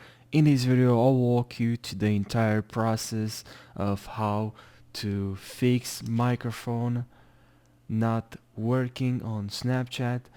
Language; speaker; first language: English; non-native, fluent; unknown